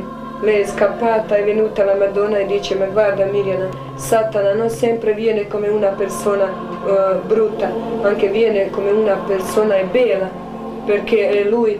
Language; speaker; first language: Italian; non-native, learner; Croatian